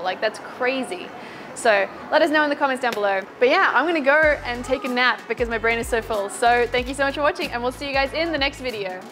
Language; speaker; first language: English; native; English